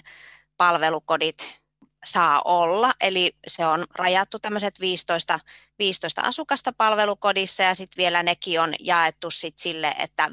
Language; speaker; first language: Finnish; native; Finnish